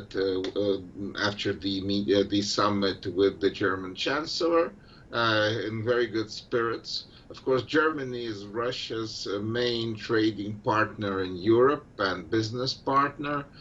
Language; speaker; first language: English; non-native, fluent; Russian